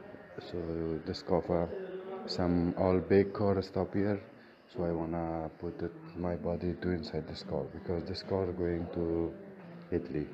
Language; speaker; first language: English; non-native, learner; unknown